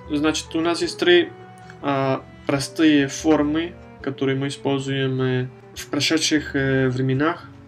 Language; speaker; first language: Russian; non-native, fluent; Spanish